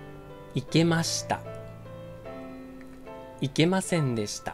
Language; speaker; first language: Japanese; non-native, fluent; Portuguese